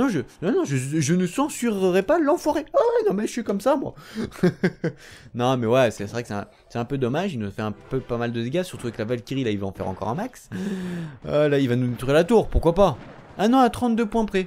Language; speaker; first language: French; native; French